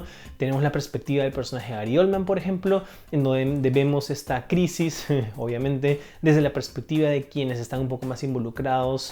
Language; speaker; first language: Spanish; native; Spanish